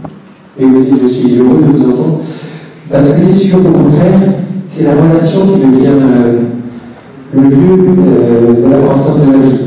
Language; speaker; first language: French; native; French